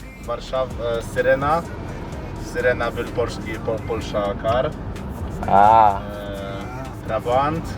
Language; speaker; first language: Polish; non-native, learner; Armenian